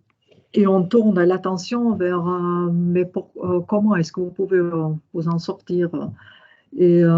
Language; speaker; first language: French; non-native, fluent; Norwegian